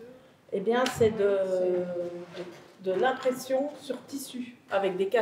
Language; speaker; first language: French; native; French